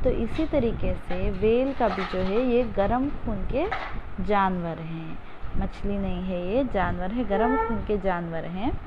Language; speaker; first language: Hindi; non-native, local second language; Kannada